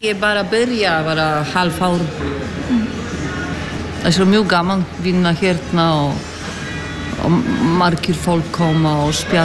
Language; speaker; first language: Icelandic; non-native, learner; Polish